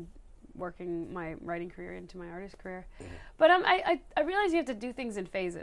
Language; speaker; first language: English; native; English